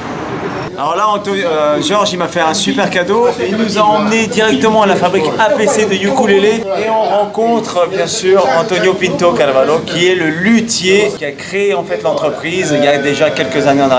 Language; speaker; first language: French; native; French